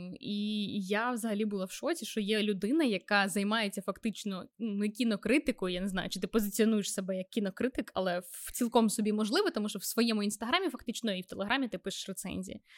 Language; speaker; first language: Ukrainian; native; Ukrainian